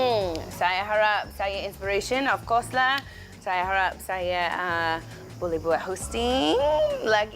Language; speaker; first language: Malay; non-native, learner; English